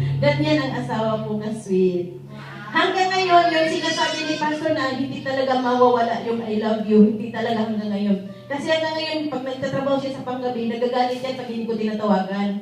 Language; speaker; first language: Filipino; non-native, local second language; Cebuano